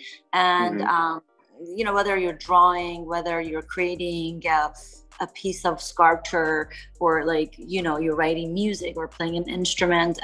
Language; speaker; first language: English; early bilingual, other home language; Persian